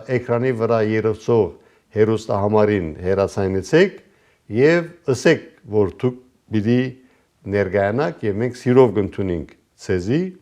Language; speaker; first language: Armenian; native; Armenian